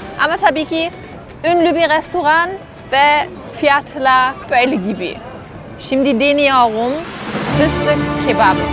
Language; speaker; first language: Turkish; non-native, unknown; German